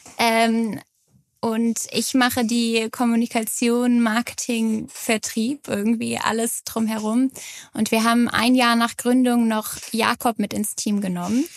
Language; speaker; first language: German; native; German